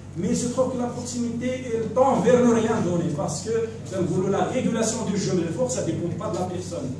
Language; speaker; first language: French; non-native, local second language; Arabic